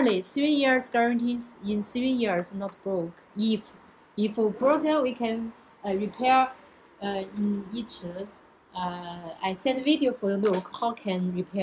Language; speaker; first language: English; non-native, learner; Chinese